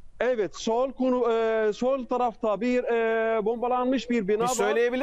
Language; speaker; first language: Turkish; non-native, fluent; Arabic